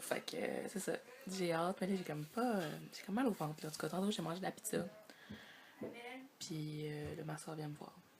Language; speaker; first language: French; native; French